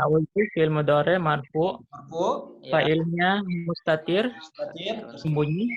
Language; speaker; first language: Arabic; non-native, learner; Indonesian